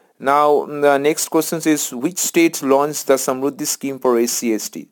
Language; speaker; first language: English; non-native, local second language; Bangla